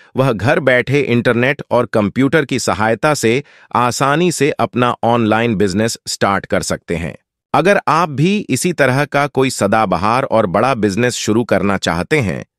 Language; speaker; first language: Hindi; native; Hindi